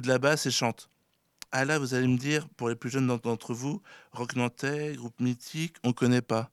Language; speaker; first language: French; native; French